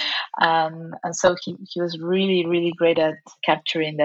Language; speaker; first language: English; non-native, fluent; Spanish